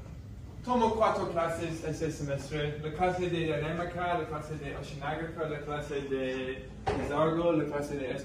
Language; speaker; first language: Spanish; non-native, learner; English